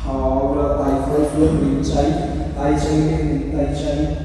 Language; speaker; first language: Vietnamese; non-native, learner; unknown